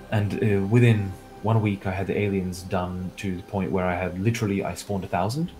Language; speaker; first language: English; native; English